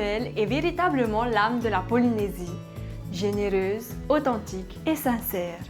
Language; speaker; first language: French; native; French